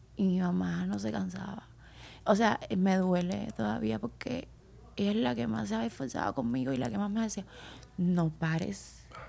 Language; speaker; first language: Spanish; native; Spanish